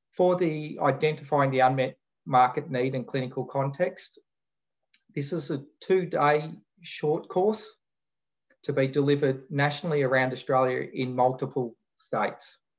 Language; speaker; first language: English; native; English